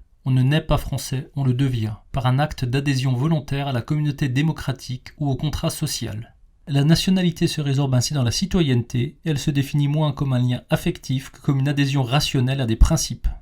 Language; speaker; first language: French; native; French